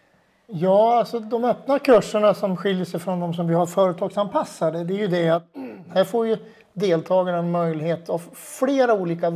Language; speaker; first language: Swedish; native; Swedish